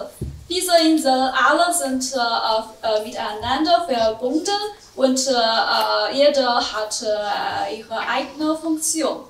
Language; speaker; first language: German; non-native, learner; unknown